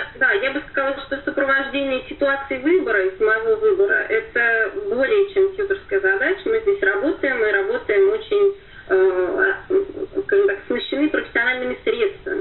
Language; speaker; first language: Russian; native; Russian